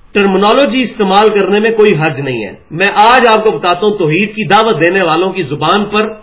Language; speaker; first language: Urdu; non-native, local second language; Punjabi